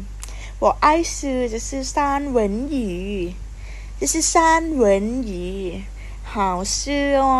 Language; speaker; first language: Chinese; non-native, learner; Lao